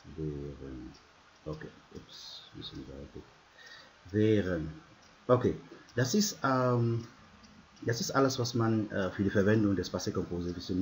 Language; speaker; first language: German; non-native, fluent; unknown